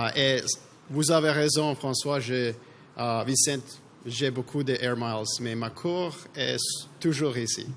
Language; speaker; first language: French; non-native, learner; English